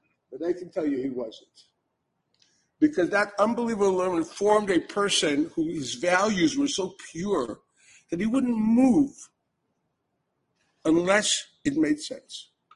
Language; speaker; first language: English; native; English